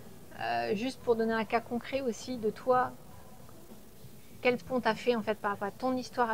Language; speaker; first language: French; native; French